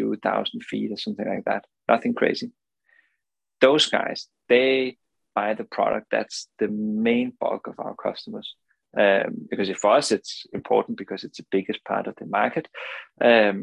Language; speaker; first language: English; non-native, fluent; Danish